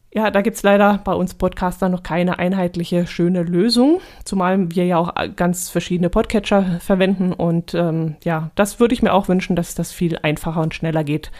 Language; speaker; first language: German; native; German